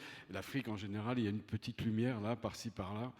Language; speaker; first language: French; native; French